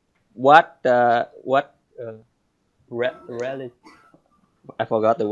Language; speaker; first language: English; non-native, learner; Vietnamese